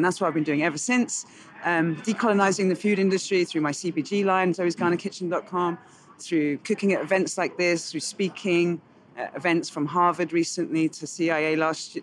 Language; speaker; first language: English; native; English